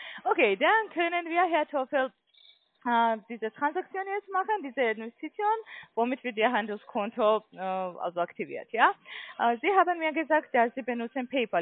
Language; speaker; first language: German; non-native, learner; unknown